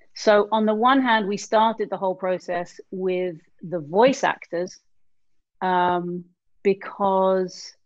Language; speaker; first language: English; native; English